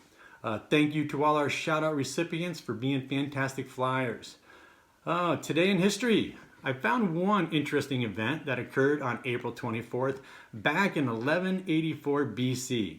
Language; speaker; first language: English; native; English